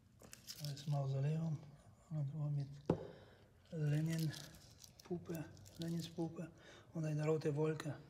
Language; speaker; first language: German; non-native, fluent; Russian